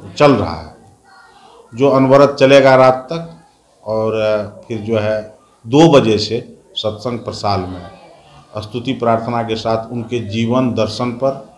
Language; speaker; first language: Hindi; native; Hindi